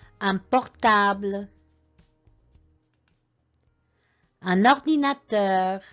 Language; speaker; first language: French; non-native, fluent; English